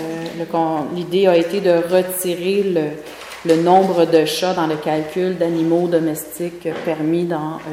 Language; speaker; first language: French; native; French